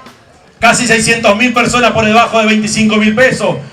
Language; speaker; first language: Spanish; native; Spanish